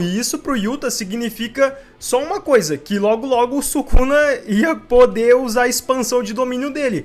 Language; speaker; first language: Portuguese; native; Portuguese